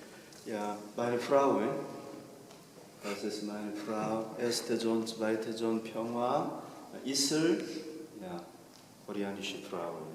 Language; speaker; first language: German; non-native, learner; Korean